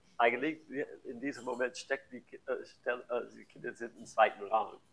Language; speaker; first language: German; non-native, learner; English